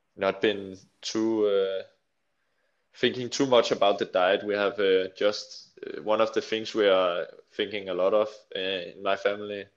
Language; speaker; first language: English; non-native, fluent; Danish